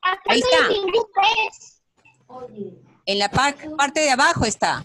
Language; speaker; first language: Spanish; native; Spanish